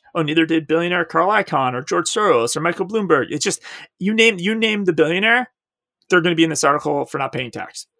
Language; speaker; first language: English; native; English